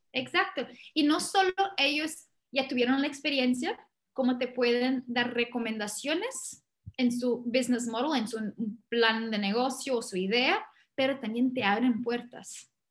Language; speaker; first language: Spanish; non-native, fluent; Portuguese